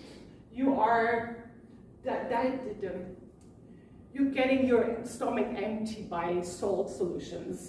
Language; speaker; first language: English; non-native, fluent; German